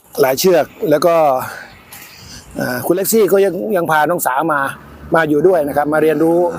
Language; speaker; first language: Thai; native; Thai